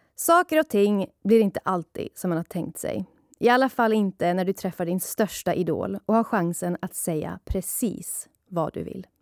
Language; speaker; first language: Swedish; early bilingual, other home language; Persian